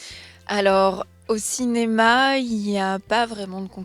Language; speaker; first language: French; native; French